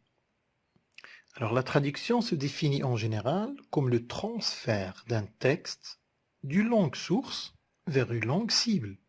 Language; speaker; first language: French; non-native, local second language; Arabic